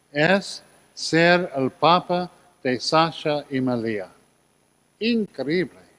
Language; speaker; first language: Spanish; non-native, learner; English